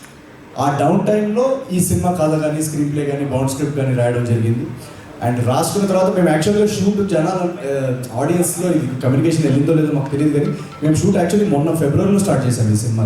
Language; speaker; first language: Telugu; native; Telugu